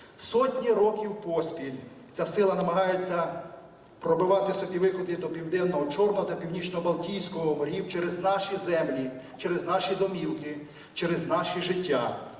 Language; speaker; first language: Ukrainian; native; Ukrainian